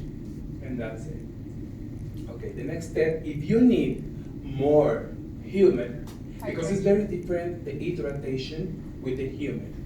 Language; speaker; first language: English; non-native, learner; Spanish